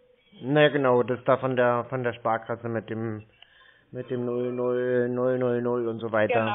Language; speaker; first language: German; native; German